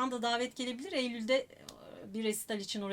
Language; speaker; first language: Turkish; native; Turkish